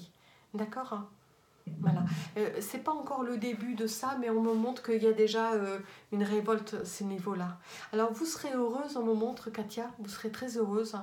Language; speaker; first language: French; native; French